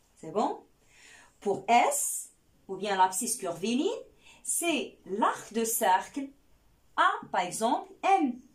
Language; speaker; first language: French; non-native, local second language; Arabic